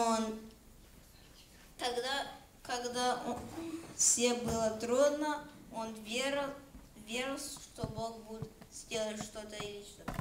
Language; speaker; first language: Russian; early bilingual, heritage; Russian